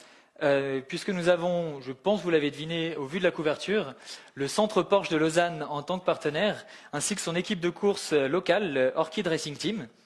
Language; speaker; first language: French; native; French